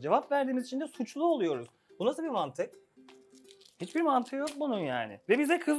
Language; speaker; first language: Turkish; native; Turkish